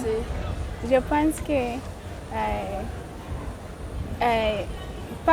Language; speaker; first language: French; non-native, learner; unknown